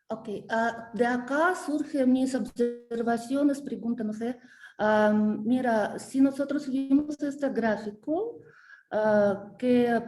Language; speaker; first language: Spanish; non-native, learner; Russian